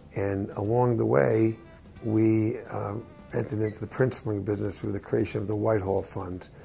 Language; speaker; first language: English; native; English